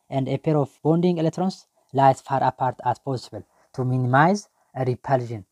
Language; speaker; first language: English; non-native, local second language; Amharic